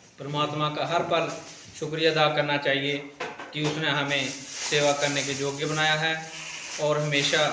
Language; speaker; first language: Hindi; non-native, local second language; Punjabi